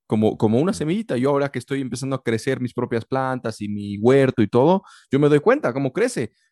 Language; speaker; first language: Spanish; early bilingual, heritage; Spanish